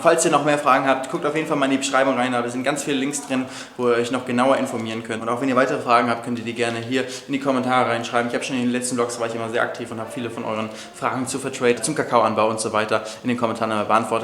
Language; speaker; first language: German; native; German